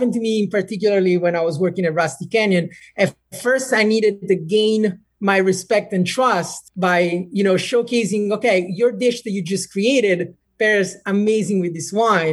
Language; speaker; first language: English; non-native, fluent; Italian